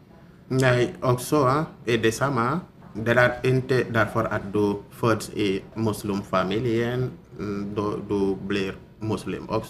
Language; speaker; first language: Swedish; non-native, learner; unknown